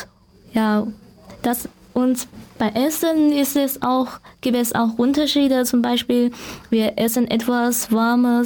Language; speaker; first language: German; non-native, learner; Chinese